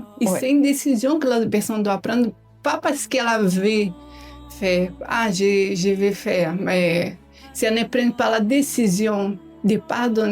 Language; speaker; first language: French; non-native, learner; Portuguese